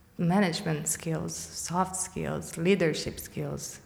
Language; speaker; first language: English; non-native, fluent; Romanian